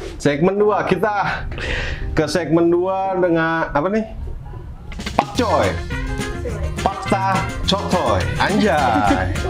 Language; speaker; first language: Indonesian; native; Indonesian